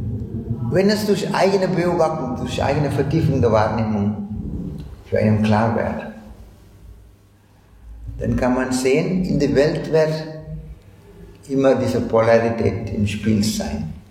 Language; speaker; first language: German; non-native, fluent; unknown